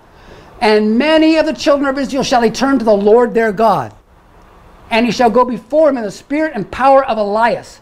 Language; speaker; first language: English; native; English